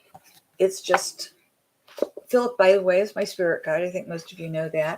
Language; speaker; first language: English; native; English